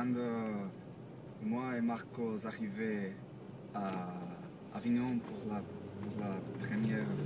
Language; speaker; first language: French; non-native, learner; Portuguese